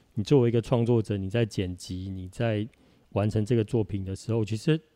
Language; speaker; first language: Chinese; native; Chinese